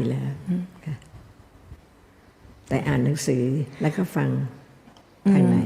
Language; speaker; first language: Thai; native; Thai